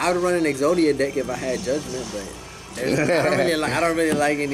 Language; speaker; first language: English; native; English